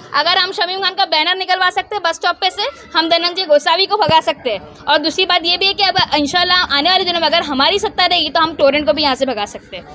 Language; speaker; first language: Hindi; native; Hindi